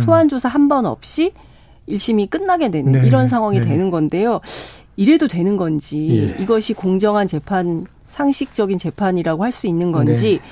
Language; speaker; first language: Korean; native; Korean